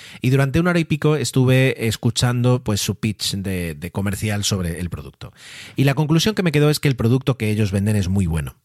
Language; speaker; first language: Spanish; native; Spanish